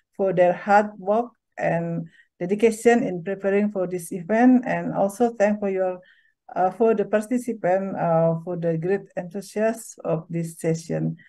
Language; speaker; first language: English; non-native, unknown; Indonesian